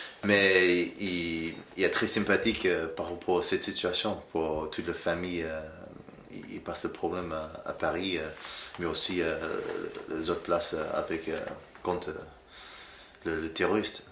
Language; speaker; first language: French; non-native, learner; English